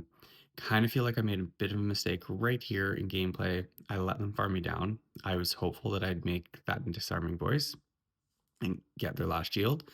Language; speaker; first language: English; native; English